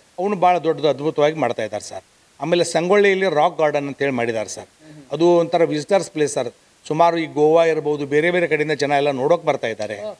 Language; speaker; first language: Kannada; native; Kannada